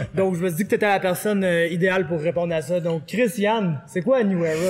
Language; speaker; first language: French; native; French